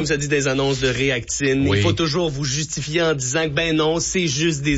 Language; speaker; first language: French; native; French